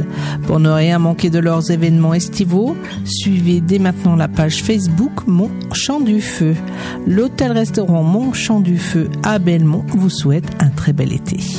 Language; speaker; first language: French; native; French